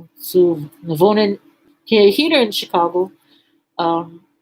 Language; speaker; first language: German; early bilingual, heritage; German